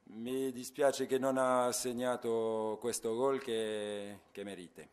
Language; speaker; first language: Italian; non-native, fluent; French